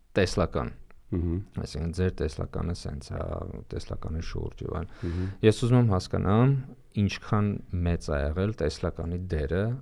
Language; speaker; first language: Armenian; native; Armenian